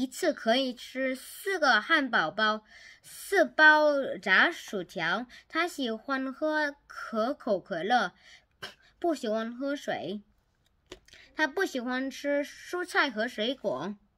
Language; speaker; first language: Chinese; non-native, learner; Korean